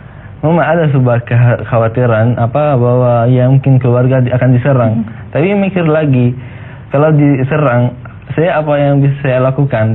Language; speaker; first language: Indonesian; non-native, fluent; Arabic